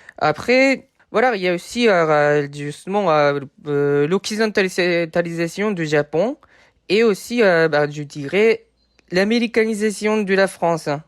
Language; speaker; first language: French; non-native, fluent; Japanese